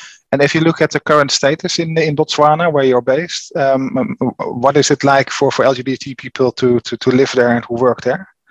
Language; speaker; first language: English; non-native, fluent; Dutch